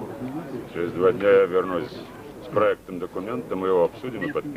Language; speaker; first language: Russian; native; Russian